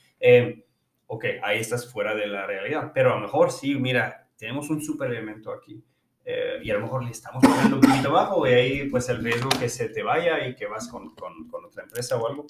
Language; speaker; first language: Spanish; non-native, fluent; French